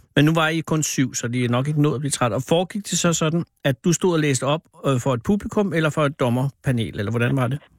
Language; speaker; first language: Danish; native; Danish